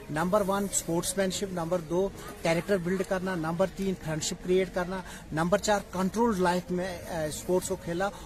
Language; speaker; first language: Urdu; non-native, local second language; Kashmiri